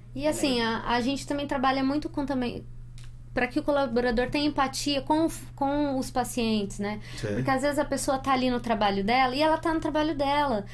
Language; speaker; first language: Portuguese; native; Portuguese